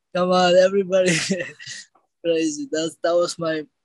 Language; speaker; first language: English; non-native, learner; Georgian